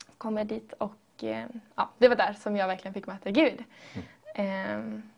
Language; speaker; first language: Swedish; native; Swedish